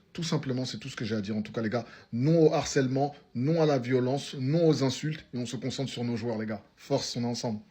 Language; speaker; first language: French; early bilingual, other home language; Wolof